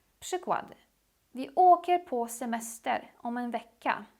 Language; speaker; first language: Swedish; non-native, fluent; Polish